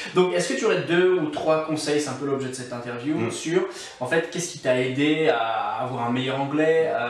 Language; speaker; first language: French; non-native, fluent; English